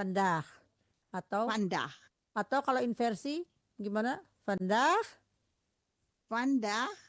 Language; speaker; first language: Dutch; non-native, learner; Indonesian